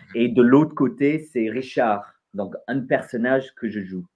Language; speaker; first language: French; non-native, fluent; English